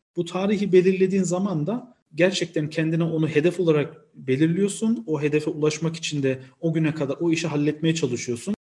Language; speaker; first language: Turkish; early bilingual, heritage; Turkish